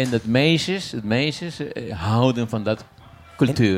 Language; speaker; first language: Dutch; non-native, fluent; Spanish